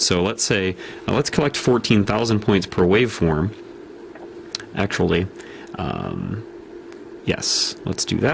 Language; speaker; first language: English; native; English